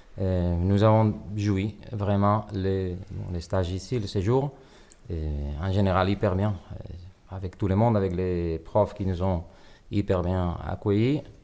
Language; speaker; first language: French; non-native, learner; Catalan